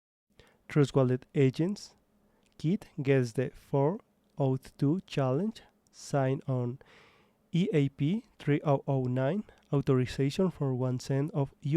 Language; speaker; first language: English; non-native, fluent; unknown